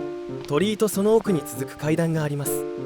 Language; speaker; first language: Japanese; native; Japanese